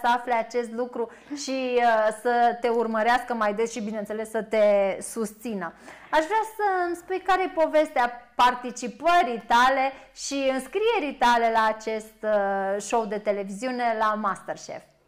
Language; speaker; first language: Romanian; native; Romanian